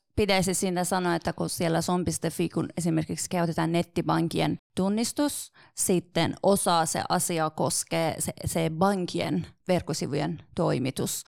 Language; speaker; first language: Finnish; non-native, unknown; Persian